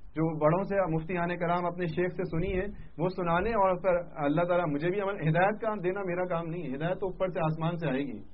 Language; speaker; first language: Urdu; non-native, local second language; Sindhi